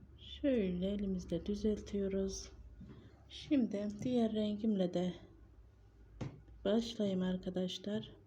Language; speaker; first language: Turkish; native; Turkish